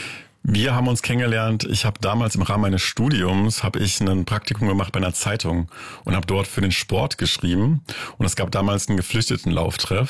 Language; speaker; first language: German; native; German